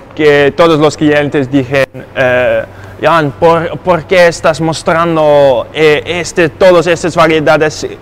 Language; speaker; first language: Spanish; non-native, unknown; Dutch